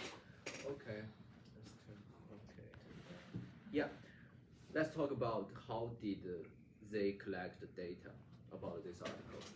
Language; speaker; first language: English; non-native, fluent; Chinese